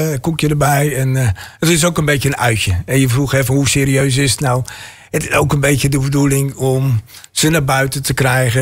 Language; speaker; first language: Dutch; native; Dutch